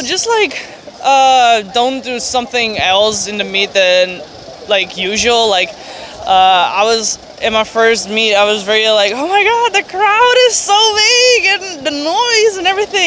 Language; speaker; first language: English; non-native, fluent; Dutch